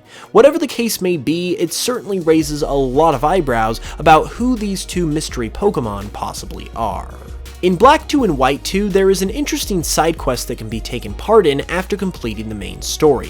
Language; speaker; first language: English; native; English